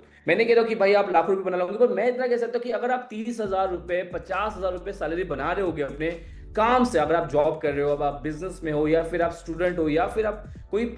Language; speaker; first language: Hindi; native; Hindi